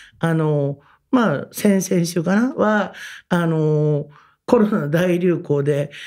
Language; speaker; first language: Japanese; native; Japanese